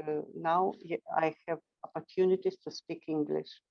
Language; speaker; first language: English; non-native, fluent; Russian